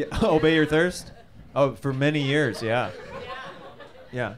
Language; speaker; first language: English; native; English